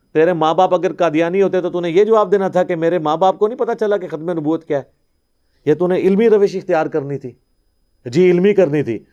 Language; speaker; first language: Urdu; non-native, local second language; Punjabi